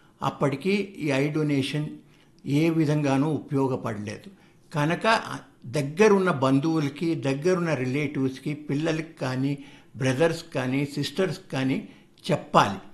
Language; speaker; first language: Telugu; native; Telugu